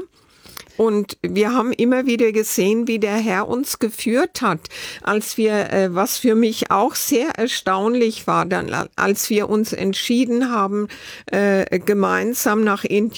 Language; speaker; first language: German; native; German